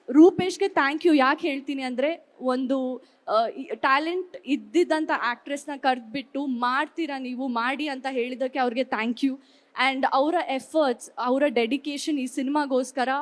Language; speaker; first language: Kannada; non-native, local second language; Tulu